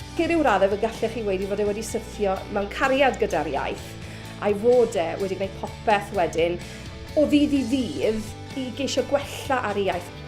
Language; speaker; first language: Welsh; native; Welsh